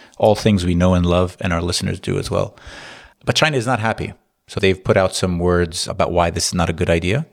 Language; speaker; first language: English; native; English